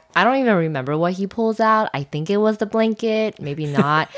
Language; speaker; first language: English; non-native, fluent; Chinese